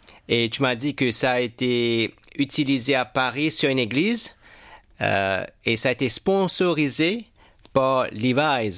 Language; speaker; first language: French; non-native, fluent; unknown